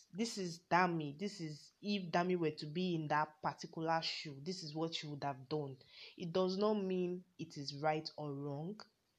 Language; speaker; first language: English; non-native, local second language; Yoruba